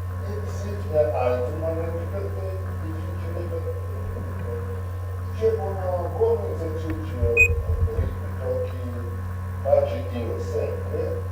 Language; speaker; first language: Italian; non-native, learner; Russian